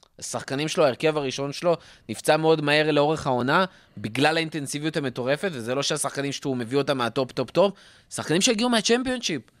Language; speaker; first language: Hebrew; native; Hebrew